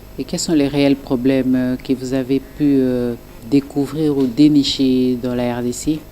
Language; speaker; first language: French; non-native, local second language; Lingala